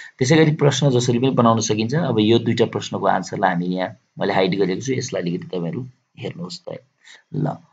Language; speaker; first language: Nepali; native; Nepali